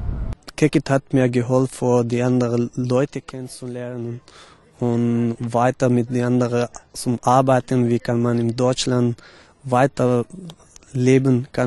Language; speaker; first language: German; non-native, learner; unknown